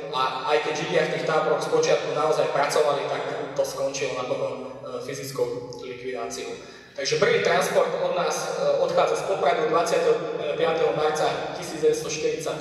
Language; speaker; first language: Slovak; native; Slovak